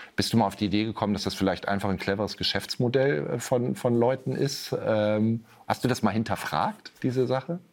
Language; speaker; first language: German; native; German